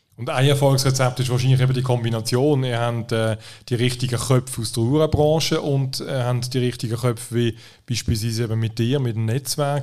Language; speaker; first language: German; native; German